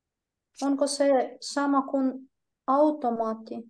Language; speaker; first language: Finnish; non-native, fluent; Polish